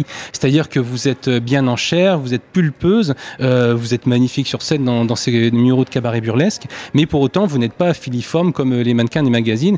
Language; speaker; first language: French; native; French